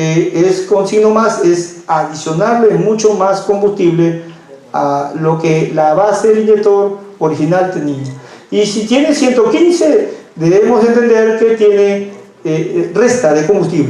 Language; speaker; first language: Spanish; native; Spanish